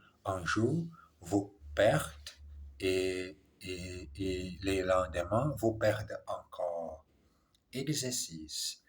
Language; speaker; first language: French; non-native, learner; English